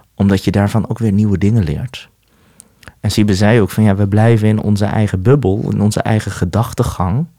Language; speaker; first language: Dutch; native; Dutch